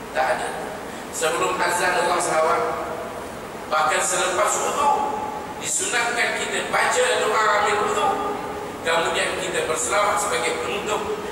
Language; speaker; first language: Malay; native; Malay